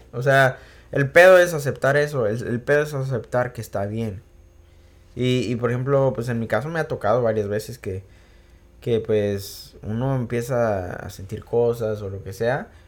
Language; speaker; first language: Spanish; early bilingual, heritage; Spanish